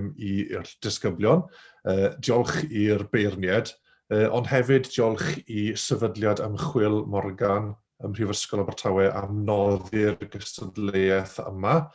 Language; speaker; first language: Welsh; native; Welsh